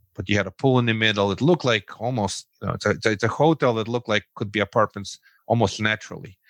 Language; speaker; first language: English; non-native, fluent; Russian